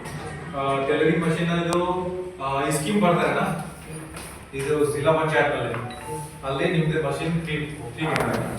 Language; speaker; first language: Kannada; non-native, local second language; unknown